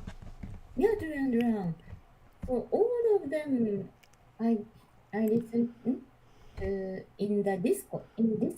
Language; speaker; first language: English; non-native, learner; Japanese